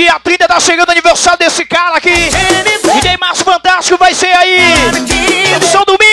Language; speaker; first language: Portuguese; native; Portuguese